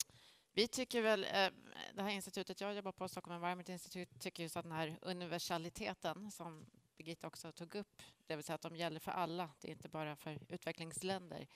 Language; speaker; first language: Swedish; native; Swedish